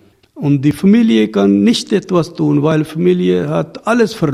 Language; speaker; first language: German; non-native, learner; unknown